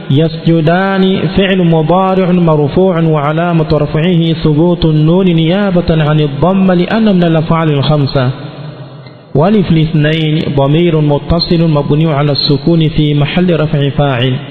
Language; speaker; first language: Arabic; non-native, fluent; Swahili